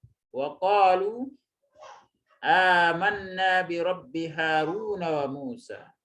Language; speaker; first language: Arabic; non-native, fluent; Indonesian